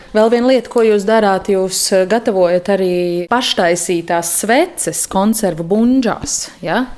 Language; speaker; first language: Latvian; native; Latvian